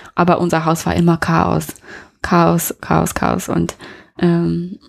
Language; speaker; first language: German; non-native, fluent; English